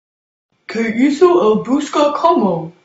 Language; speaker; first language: Spanish; non-native, learner; English